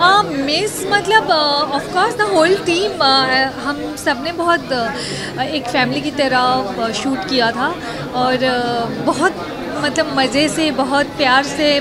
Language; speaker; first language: Hindi; native; Hindi